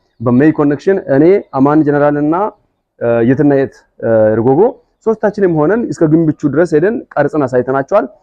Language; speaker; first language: Amharic; non-native, local second language; Hadiyya